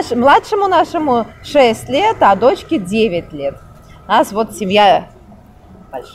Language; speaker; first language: Russian; native; Russian